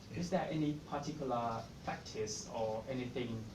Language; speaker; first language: English; non-native, fluent; Thai